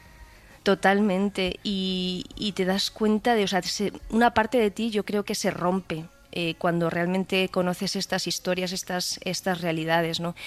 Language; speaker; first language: Spanish; native; Spanish